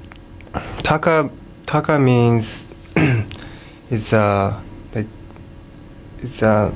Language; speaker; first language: English; non-native, learner; Japanese